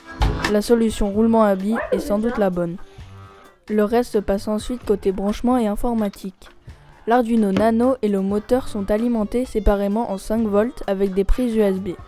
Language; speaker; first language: French; native; French